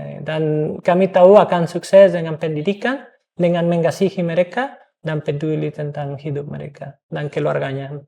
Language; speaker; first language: Indonesian; non-native, fluent; English